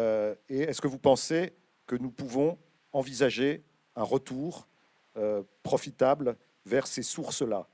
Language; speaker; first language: French; native; French